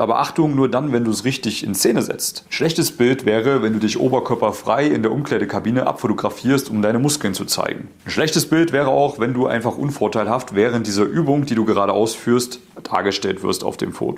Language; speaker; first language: German; native; German